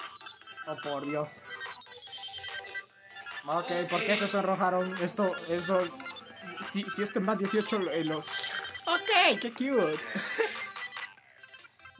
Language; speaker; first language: Spanish; native; Spanish